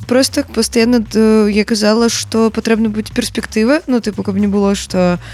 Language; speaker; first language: Belarusian; native; Belarusian